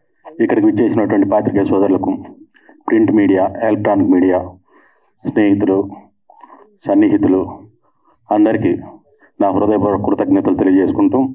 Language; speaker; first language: Telugu; native; Telugu